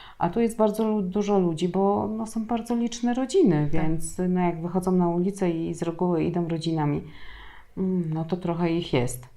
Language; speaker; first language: Polish; native; Polish